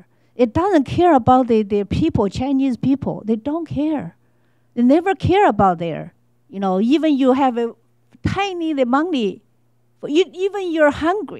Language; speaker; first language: English; non-native, learner; Chinese